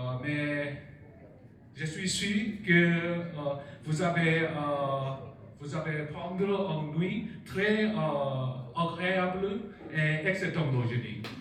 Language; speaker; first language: French; non-native, learner; Korean